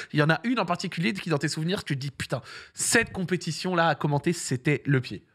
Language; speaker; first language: French; early bilingual, other home language; Arabic